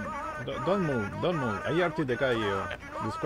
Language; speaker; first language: English; non-native, learner; Spanish